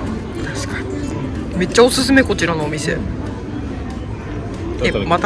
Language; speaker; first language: Japanese; native; Japanese